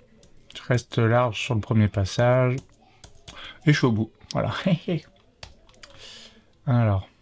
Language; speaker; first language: French; native; French